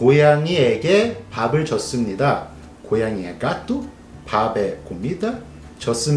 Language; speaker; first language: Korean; early bilingual, heritage; Portuguese